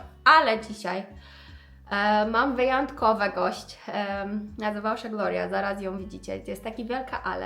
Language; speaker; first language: Polish; non-native, fluent; Persian